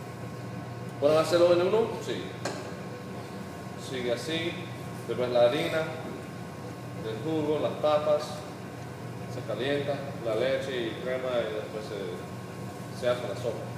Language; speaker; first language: Spanish; early bilingual, heritage; Spanish